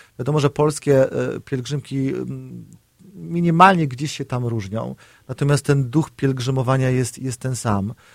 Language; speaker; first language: Polish; native; Polish